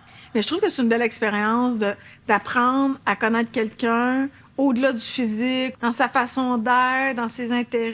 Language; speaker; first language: French; native; French